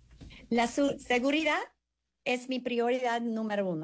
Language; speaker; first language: Spanish; non-native, fluent; English